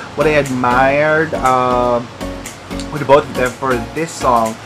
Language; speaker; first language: English; non-native, local second language; Filipino